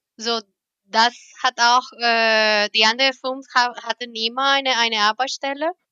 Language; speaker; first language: German; non-native, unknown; Spanish